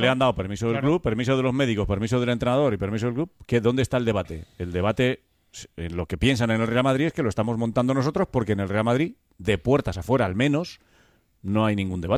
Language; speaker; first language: Spanish; native; Spanish